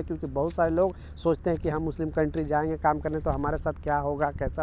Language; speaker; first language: Hindi; native; Hindi